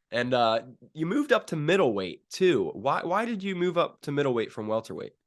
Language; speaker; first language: English; native; English